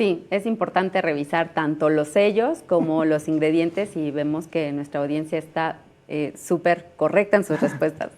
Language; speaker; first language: Spanish; native; Spanish